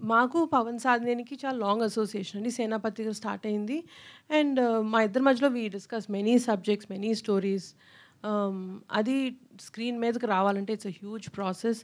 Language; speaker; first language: Telugu; native; Telugu